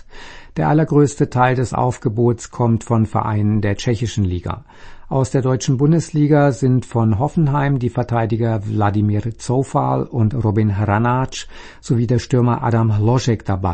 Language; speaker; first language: German; native; German